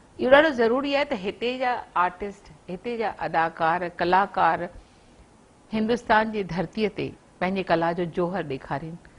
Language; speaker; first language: Sindhi; early bilingual, heritage; Sindhi